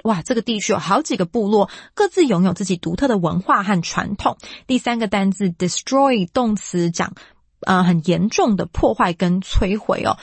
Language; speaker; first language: Chinese; native; Chinese